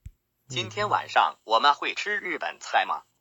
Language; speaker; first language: Chinese; non-native, learner; English